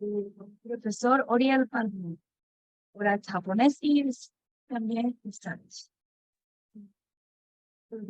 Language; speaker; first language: Spanish; non-native, learner; Japanese